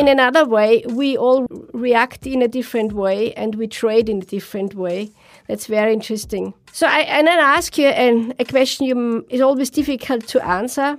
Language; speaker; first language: English; non-native, fluent; German